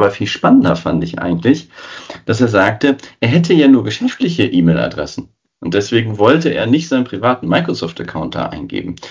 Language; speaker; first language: German; native; German